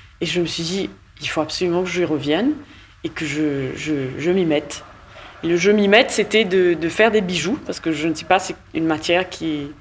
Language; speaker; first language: French; native; French